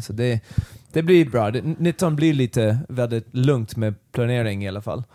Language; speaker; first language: Swedish; non-native, learner; English